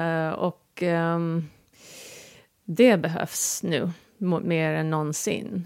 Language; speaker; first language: Swedish; non-native, fluent; English